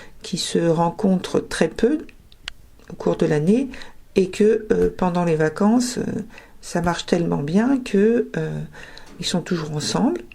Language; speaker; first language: French; native; French